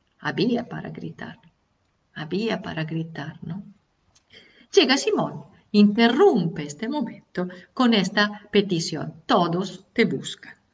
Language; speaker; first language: Spanish; non-native, fluent; Italian